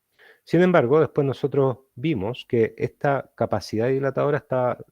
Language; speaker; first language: Spanish; native; Spanish